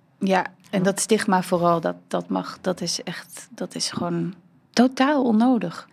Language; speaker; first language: Dutch; early bilingual, heritage; Dutch